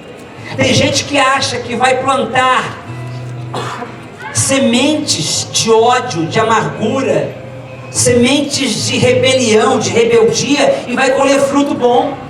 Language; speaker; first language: Portuguese; native; Portuguese